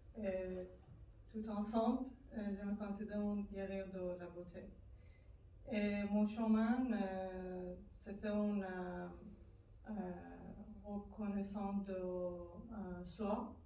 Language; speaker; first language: French; non-native, learner; Persian